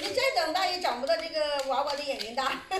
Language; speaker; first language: Chinese; native; Chinese